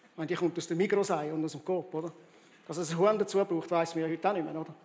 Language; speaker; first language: German; early bilingual, heritage; German